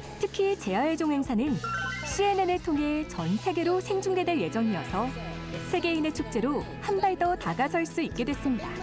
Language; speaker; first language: Korean; native; Korean